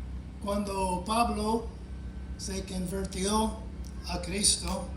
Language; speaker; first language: Spanish; non-native, fluent; English